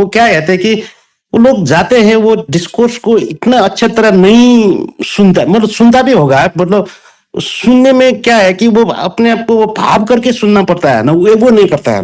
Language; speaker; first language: Hindi; non-native, local second language; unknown